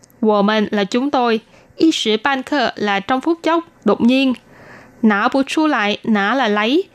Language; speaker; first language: Vietnamese; native; Vietnamese